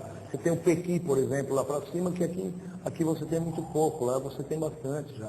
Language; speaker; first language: Portuguese; native; Portuguese